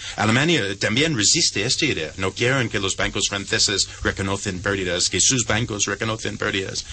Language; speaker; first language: Spanish; non-native, fluent; English